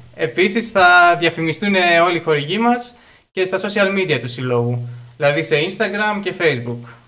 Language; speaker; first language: Greek; native; Greek